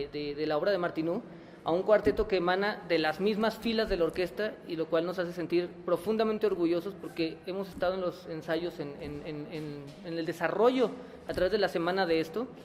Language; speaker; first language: Spanish; native; Spanish